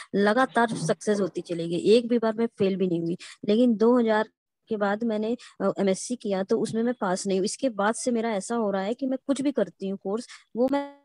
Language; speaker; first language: Hindi; non-native, local second language; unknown